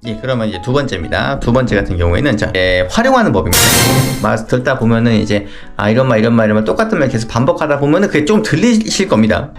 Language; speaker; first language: Korean; native; Korean